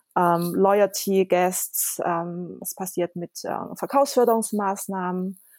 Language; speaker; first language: German; early bilingual, other home language; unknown